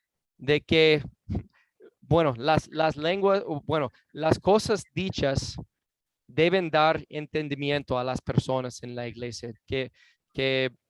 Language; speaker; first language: Spanish; non-native, fluent; English